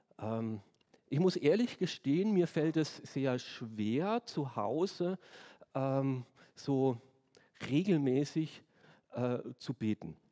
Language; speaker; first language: German; native; German